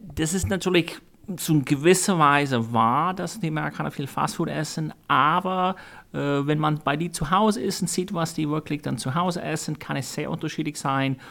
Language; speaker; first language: German; non-native, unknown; English